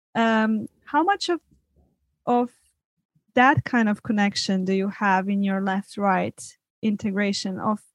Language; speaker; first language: English; non-native, fluent; Serbian